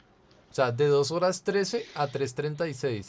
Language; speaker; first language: Spanish; native; Spanish